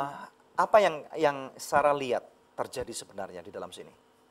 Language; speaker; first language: Indonesian; native; Indonesian